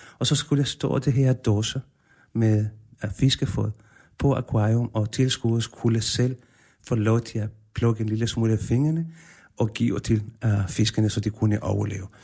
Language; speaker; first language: Danish; non-native, fluent; Spanish